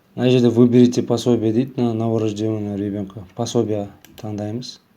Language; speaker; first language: Russian; non-native, local second language; Kazakh